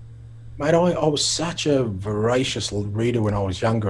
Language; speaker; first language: English; native; English